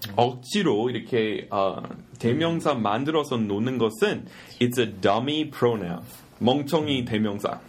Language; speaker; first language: Korean; non-native, fluent; English